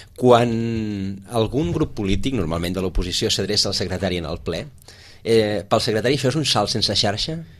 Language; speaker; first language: Catalan; native; Catalan